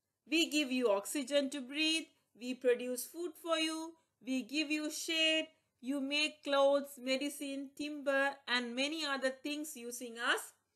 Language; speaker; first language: English; non-native, local second language; Tamil